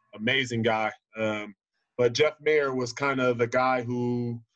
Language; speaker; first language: English; native; English